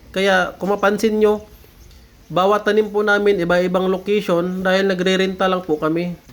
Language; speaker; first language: Filipino; non-native, local second language; Hiligaynon